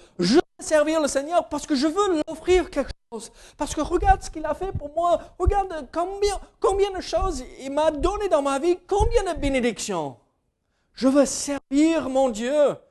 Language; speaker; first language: French; non-native, fluent; English